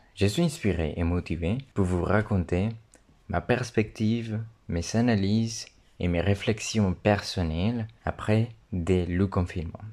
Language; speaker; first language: French; non-native, fluent; Spanish